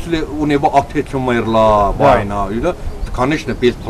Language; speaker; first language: Russian; non-native, learner; Azerbaijani